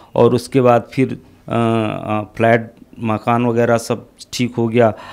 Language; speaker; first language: Hindi; native; Hindi